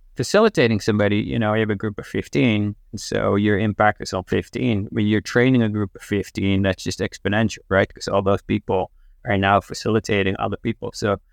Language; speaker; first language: English; non-native, fluent; Dutch